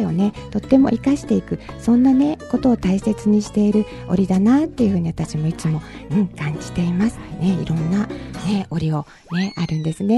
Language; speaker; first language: Japanese; native; Japanese